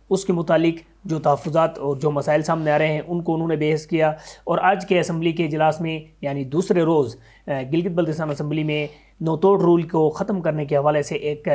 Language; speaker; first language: Urdu; non-native, local second language; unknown